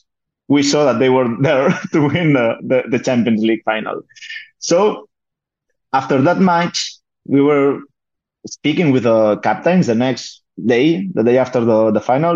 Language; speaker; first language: English; non-native, fluent; Spanish